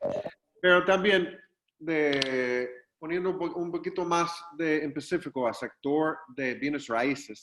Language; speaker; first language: Spanish; non-native, fluent; English